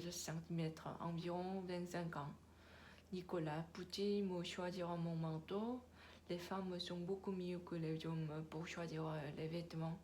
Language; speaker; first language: French; non-native, learner; Korean